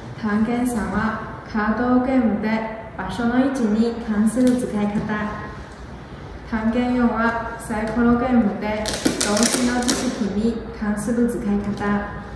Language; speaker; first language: Japanese; non-native, learner; Chinese